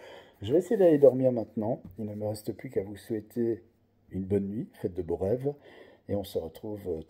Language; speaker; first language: French; native; French